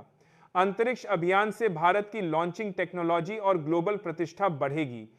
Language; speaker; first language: Hindi; native; Hindi